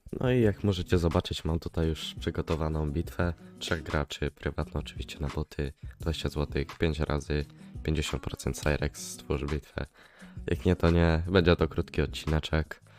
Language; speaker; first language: Polish; native; Polish